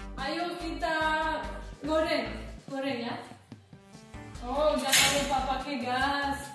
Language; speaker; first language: Indonesian; non-native, learner; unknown